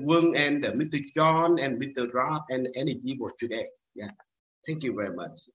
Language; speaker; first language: English; non-native, learner; Vietnamese